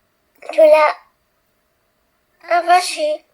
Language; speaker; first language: French; native; French